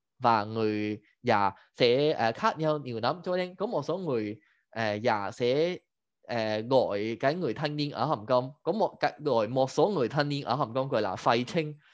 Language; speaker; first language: Vietnamese; non-native, fluent; Cantonese